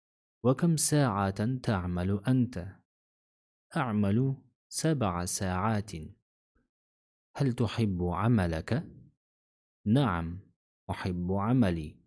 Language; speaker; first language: Arabic; non-native, fluent; Kazakh